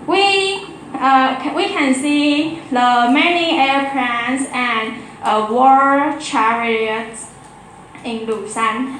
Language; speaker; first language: English; non-native, learner; Chinese